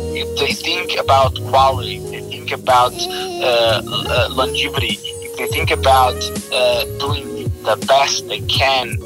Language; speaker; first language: English; non-native, fluent; Portuguese